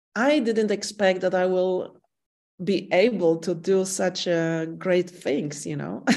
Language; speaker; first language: English; non-native, fluent; Polish